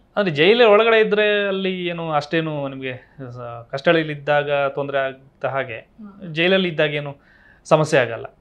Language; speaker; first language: Kannada; native; Kannada